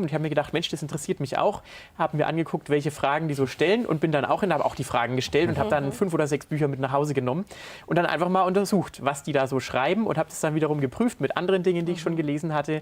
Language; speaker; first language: German; native; German